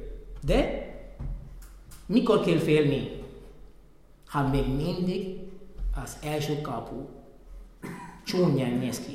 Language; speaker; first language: Hungarian; non-native, fluent; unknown